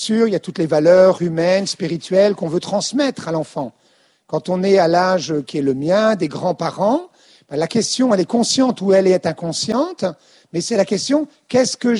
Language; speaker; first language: French; native; French